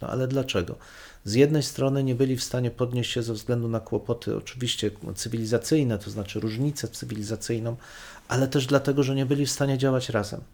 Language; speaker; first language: Polish; native; Polish